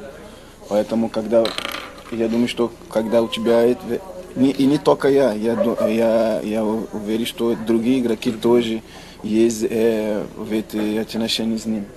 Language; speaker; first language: Russian; non-native, learner; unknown